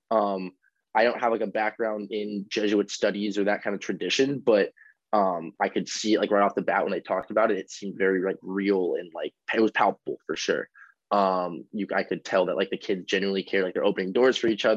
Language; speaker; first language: English; native; English